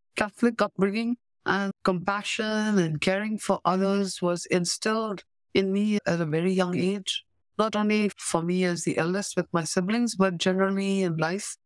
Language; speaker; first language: English; native; English